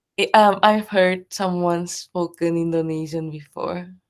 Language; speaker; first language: English; non-native, fluent; Japanese